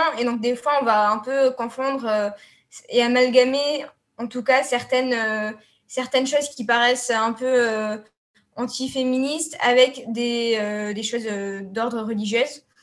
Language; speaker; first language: French; non-native, local second language; Arabic